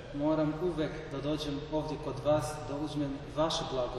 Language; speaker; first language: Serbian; non-native, learner; Arabic